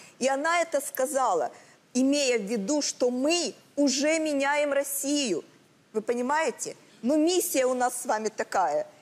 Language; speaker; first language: Russian; native; Russian